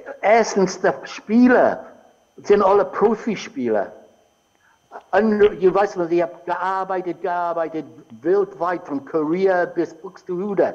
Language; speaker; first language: German; non-native, fluent; English